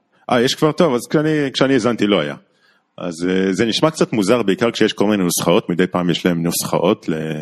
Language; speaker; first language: Hebrew; native; Hebrew